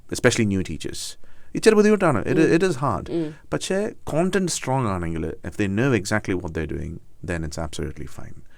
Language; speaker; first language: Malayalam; native; Malayalam